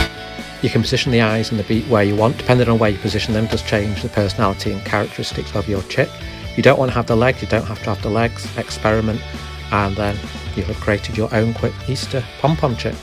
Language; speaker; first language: English; native; English